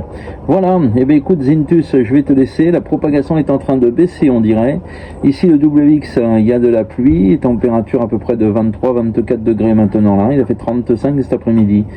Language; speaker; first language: French; native; French